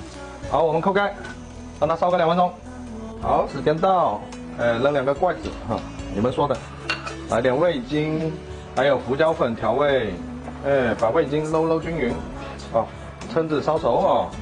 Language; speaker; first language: Chinese; native; Chinese